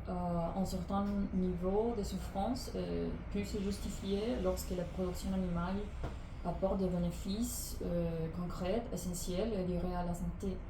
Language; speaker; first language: French; non-native, learner; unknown